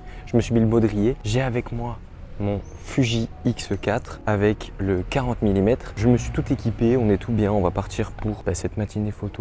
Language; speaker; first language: French; native; French